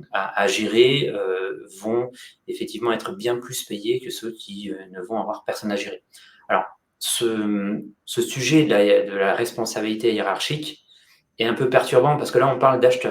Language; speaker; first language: French; native; French